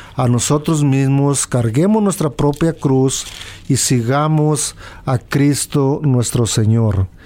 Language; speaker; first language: Spanish; native; Spanish